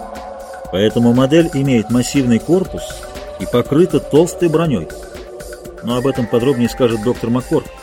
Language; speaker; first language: Russian; native; Russian